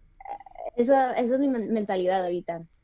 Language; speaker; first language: Spanish; early bilingual, other home language; English